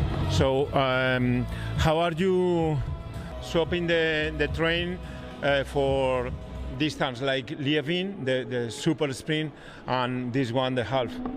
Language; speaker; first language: English; non-native, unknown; Spanish